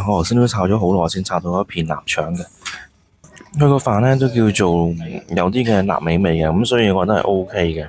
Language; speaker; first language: Cantonese; native; Cantonese